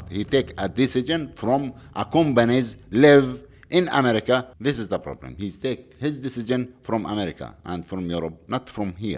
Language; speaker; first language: English; non-native, learner; Arabic